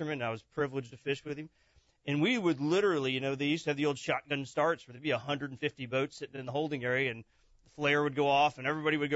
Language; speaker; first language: English; native; English